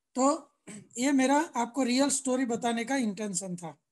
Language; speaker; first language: Hindi; non-native, local second language; Gujarati